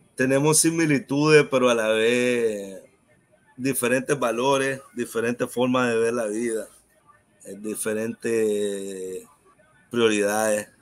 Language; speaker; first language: Spanish; non-native, local second language; English